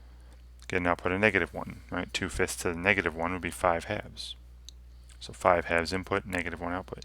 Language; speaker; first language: English; native; English